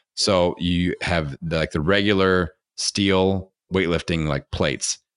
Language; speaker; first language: English; native; English